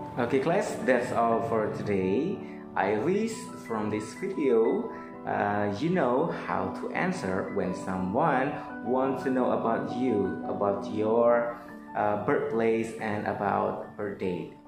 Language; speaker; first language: English; non-native, fluent; Indonesian